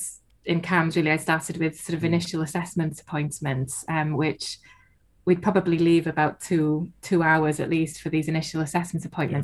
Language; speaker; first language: English; non-native, local second language; Welsh